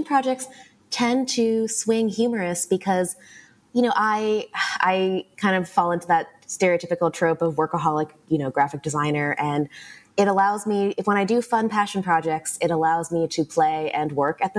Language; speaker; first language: English; native; English